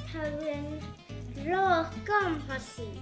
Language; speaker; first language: Japanese; early bilingual, heritage; Japanese